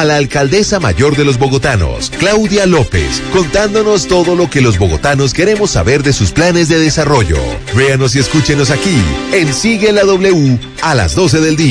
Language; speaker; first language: Spanish; native; Spanish